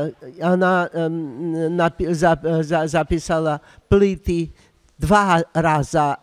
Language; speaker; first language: Polish; non-native, learner; Russian